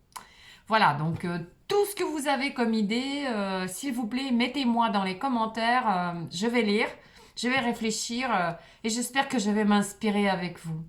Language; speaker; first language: French; non-native, fluent; Russian